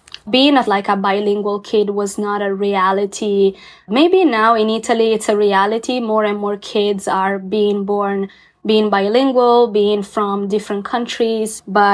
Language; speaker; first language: English; non-native, fluent; Italian